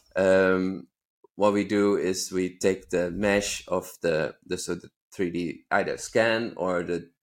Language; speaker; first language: English; non-native, fluent; Dutch